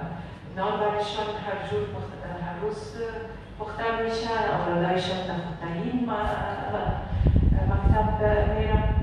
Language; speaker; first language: Persian; non-native, learner; Arabic